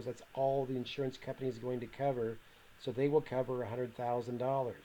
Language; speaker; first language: English; native; English